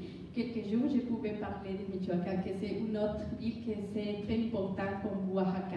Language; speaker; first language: French; non-native, learner; Spanish